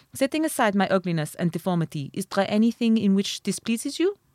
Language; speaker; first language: English; native; English